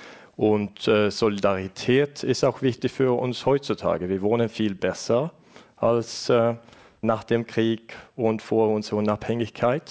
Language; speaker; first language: German; non-native, fluent; Estonian